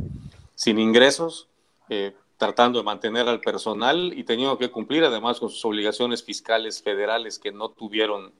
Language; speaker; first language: Spanish; native; Spanish